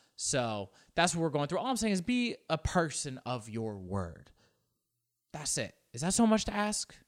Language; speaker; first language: English; early bilingual, other home language; Spanish